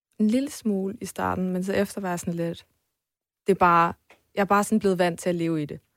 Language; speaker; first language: Danish; early bilingual, other home language; Armenian